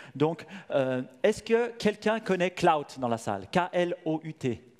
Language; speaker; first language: French; native; French